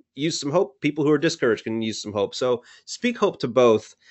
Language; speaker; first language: English; native; English